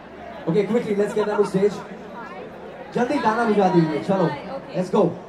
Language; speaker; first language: English; non-native, local second language; Hindi